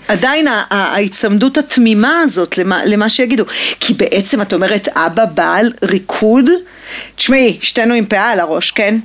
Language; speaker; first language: Hebrew; native; Hebrew